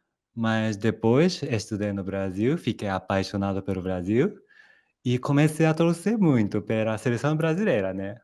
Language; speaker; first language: Portuguese; non-native, fluent; Japanese